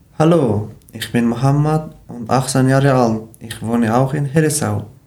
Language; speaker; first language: German; non-native, learner; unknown